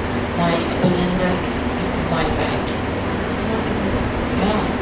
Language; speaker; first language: English; non-native, learner; Persian